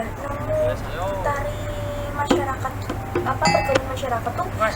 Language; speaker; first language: Indonesian; native; Indonesian